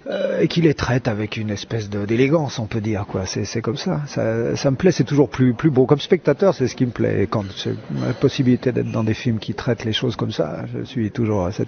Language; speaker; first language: French; native; French